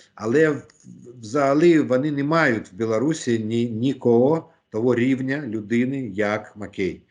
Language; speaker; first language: Ukrainian; non-native, local second language; Russian